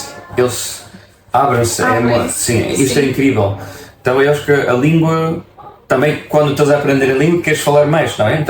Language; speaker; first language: Portuguese; non-native, fluent; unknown